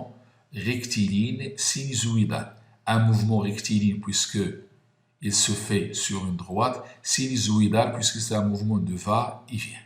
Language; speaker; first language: French; non-native, local second language; Arabic